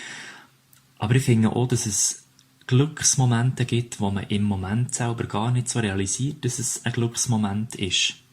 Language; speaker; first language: German; native; German